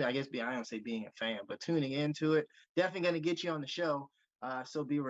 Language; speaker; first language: English; native; English